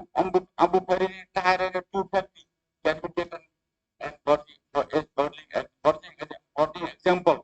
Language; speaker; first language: English; non-native, fluent; Nepali